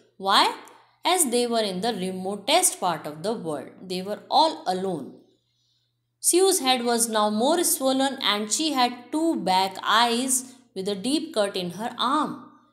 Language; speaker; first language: English; non-native, local second language; Hindi